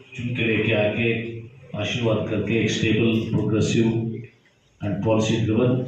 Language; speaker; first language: Hindi; non-native, local second language; Kannada